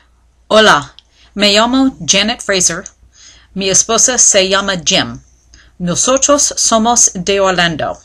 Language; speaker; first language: Spanish; non-native, learner; English